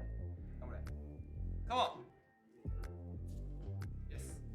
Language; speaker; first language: Japanese; native; Japanese